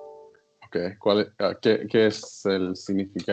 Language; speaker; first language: Spanish; non-native, learner; English